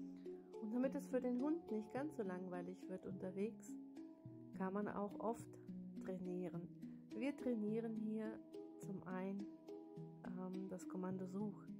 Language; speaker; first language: German; native; German